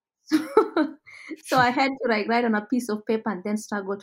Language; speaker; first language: English; non-native, local second language; Kalenjin